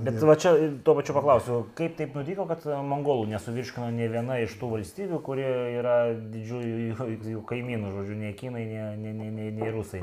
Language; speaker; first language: Lithuanian; native; Lithuanian